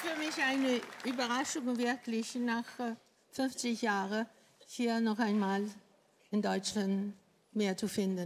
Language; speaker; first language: German; non-native, fluent; Greek